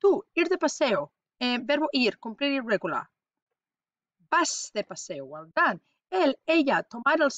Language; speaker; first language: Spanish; non-native, fluent; English